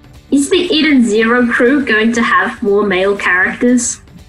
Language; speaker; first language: English; native; English